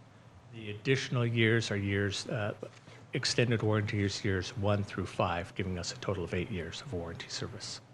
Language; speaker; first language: English; native; English